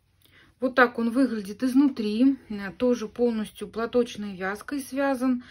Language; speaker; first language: Russian; native; Russian